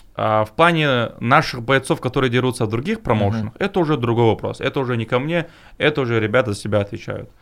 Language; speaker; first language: Russian; non-native, local second language; Chechen